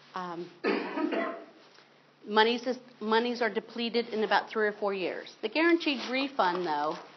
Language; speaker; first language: English; native; English